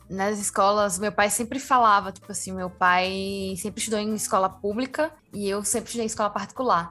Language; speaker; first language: Portuguese; early bilingual, other home language; Spanish